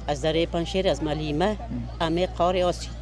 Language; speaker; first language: Persian; native; Persian